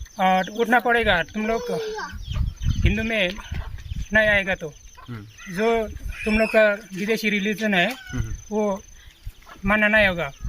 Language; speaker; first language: Hindi; non-native, local second language; Nepali